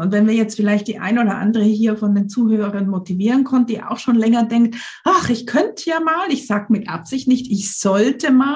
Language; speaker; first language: German; native; German